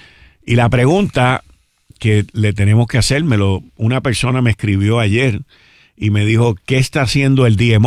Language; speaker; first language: Spanish; native; Spanish